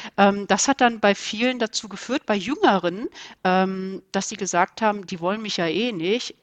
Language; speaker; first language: German; early bilingual, other home language; Turkish